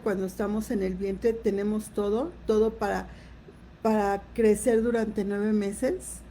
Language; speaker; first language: Spanish; native; Spanish